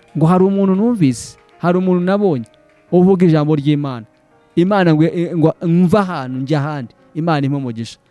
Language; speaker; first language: Kinyarwanda; early bilingual, heritage; Kinyarwanda